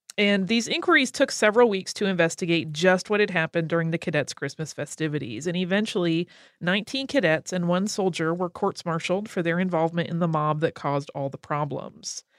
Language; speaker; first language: English; native; English